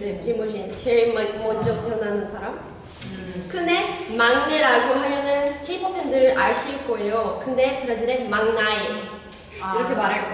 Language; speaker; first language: Korean; non-native, learner; Portuguese